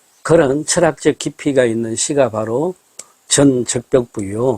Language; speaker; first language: Korean; native; Korean